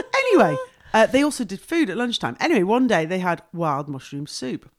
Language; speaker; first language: English; native; English